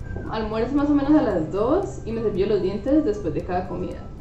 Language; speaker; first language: Spanish; native; Spanish